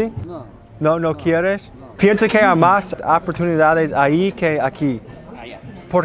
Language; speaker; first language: Spanish; non-native, learner; English